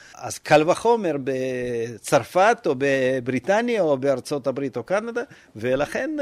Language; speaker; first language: Hebrew; non-native, fluent; Russian